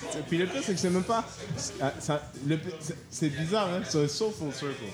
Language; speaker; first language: French; native; French